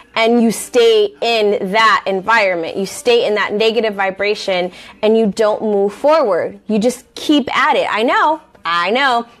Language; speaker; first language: English; native; English